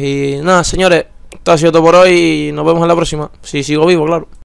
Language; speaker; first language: Spanish; native; Spanish